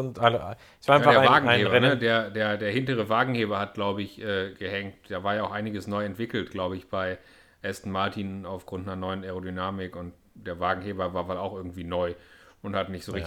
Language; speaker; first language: German; native; German